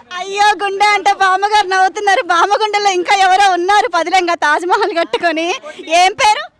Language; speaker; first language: Telugu; native; Telugu